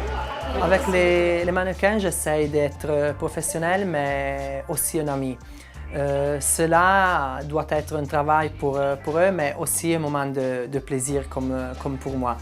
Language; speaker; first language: French; non-native, local second language; Italian